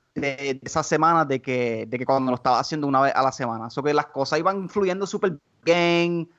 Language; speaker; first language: Spanish; non-native, local second language; English